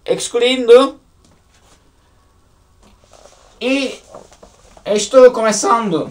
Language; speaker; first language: Portuguese; non-native, learner; Turkish